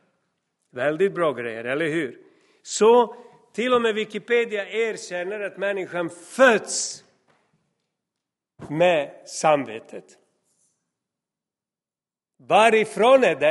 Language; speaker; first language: Swedish; non-native, fluent; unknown